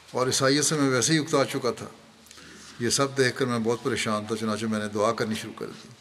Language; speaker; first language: Urdu; native; Urdu